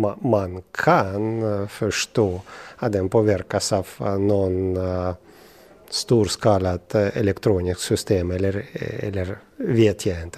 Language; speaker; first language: Swedish; non-native, fluent; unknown